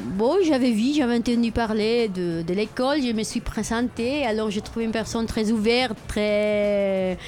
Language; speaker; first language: French; non-native, fluent; Spanish